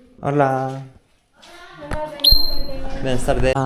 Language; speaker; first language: Spanish; non-native, learner; Japanese